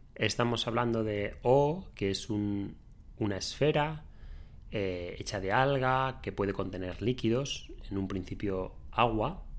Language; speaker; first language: Spanish; native; Spanish